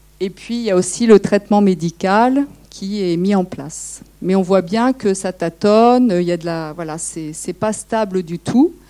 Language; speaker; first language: French; native; French